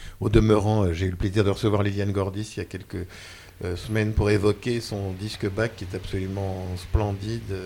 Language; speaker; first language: French; native; French